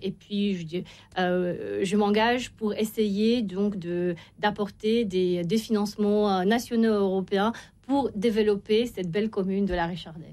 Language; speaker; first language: French; non-native, fluent; Romanian